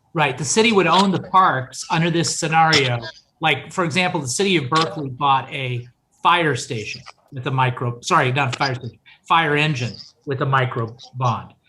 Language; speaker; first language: English; native; English